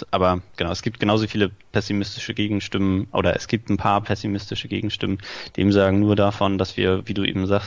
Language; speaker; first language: German; native; German